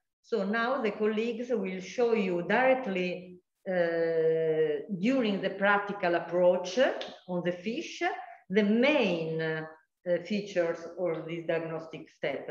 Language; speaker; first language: English; non-native, fluent; Italian